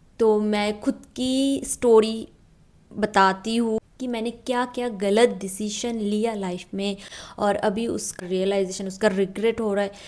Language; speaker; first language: Hindi; non-native, local second language; Bangla